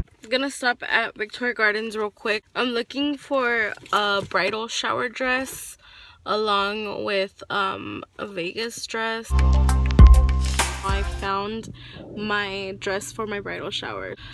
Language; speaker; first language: English; early bilingual, other home language; Spanish